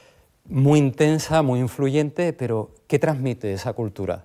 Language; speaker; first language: Spanish; native; Spanish